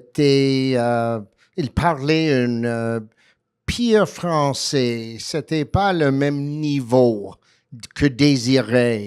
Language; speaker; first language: French; early bilingual, heritage; French